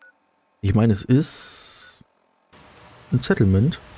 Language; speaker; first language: German; native; German